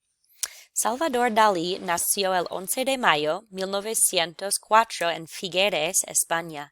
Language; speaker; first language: Spanish; non-native, fluent; English